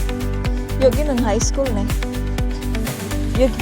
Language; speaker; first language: Korean; non-native, learner; Filipino